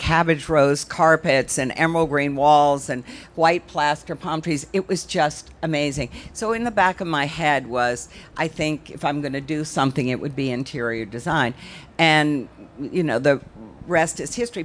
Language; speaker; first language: English; native; English